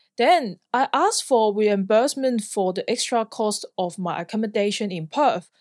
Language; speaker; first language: English; non-native, local second language; Cantonese